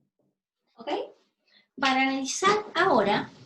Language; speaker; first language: Spanish; native; Spanish